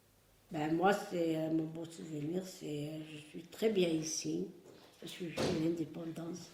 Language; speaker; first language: French; non-native, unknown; Arabic